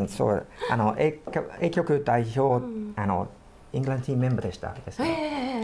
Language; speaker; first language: Japanese; non-native, fluent; English